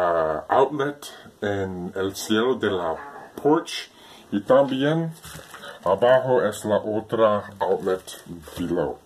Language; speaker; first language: Spanish; non-native, learner; English